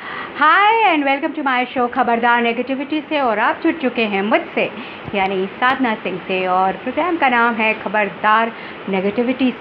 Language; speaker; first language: Hindi; native; Hindi